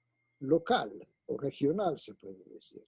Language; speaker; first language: Spanish; non-native, fluent; Italian